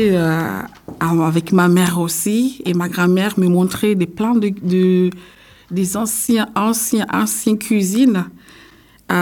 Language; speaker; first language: French; non-native, local second language; Comorian